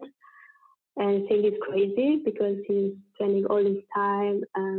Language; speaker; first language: English; non-native, fluent; French